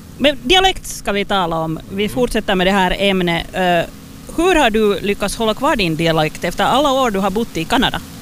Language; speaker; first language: Swedish; native; Swedish